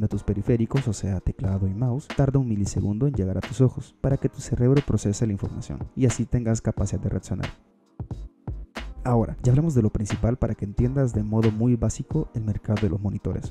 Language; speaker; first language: Spanish; native; Spanish